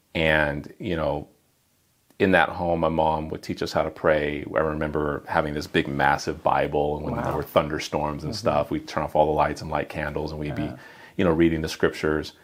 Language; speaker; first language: English; native; English